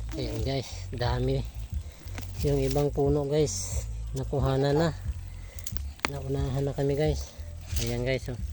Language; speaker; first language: Filipino; non-native, local second language; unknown